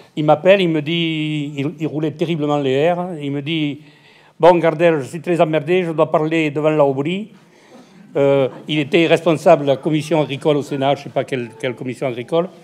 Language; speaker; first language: French; native; French